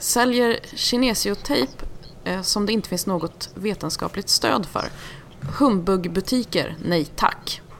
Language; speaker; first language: Swedish; native; Swedish